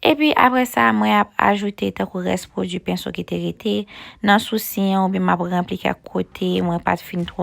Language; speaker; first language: French; non-native, learner; Haitian Creole